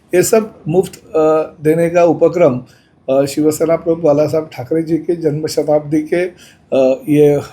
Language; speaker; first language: Hindi; non-native, local second language; Marathi